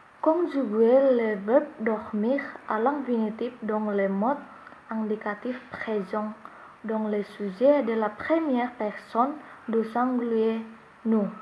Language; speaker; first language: French; non-native, learner; Indonesian